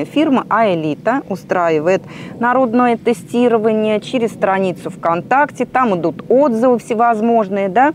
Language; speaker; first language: Russian; native; Russian